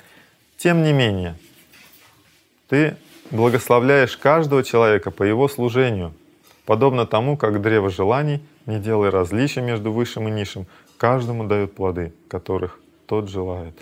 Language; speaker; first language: Russian; native; Russian